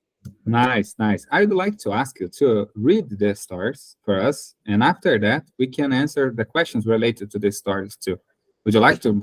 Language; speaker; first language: English; non-native, learner; Portuguese